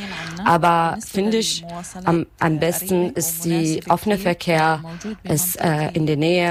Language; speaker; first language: German; non-native, learner; Arabic